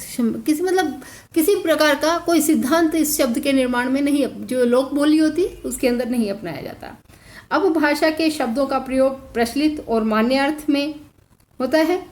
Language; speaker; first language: Hindi; native; Hindi